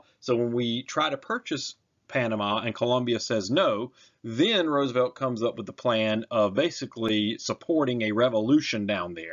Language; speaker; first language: English; native; English